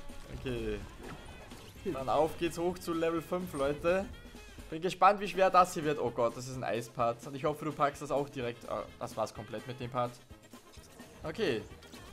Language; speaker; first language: German; native; German